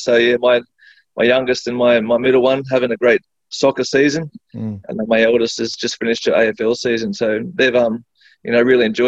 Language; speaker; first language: English; native; English